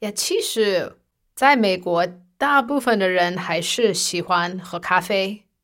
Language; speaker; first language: Chinese; non-native, fluent; English